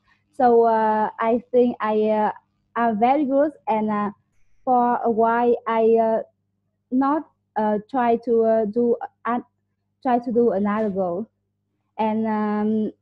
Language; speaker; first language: English; non-native, learner; Vietnamese